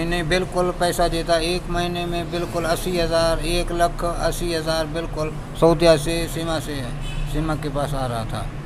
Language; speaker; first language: Hindi; non-native, local second language; Baluchi